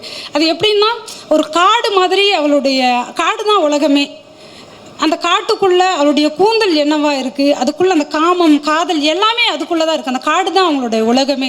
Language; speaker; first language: Tamil; native; Tamil